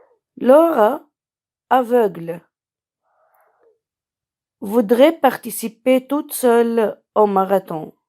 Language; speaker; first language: French; non-native, local second language; Arabic